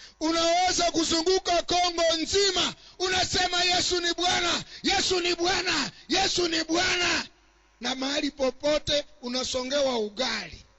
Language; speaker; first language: Swahili; non-native, local second language; Nande